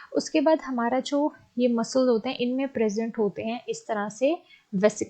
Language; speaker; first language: Hindi; native; Hindi